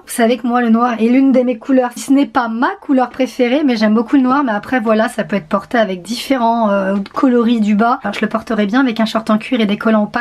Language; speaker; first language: French; native; French